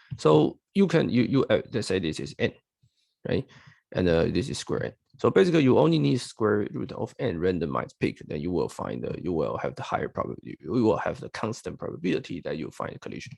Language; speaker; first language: English; non-native, fluent; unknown